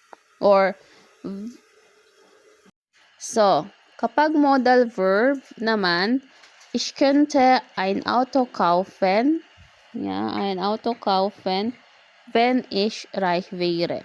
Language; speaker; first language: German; non-native, learner; Filipino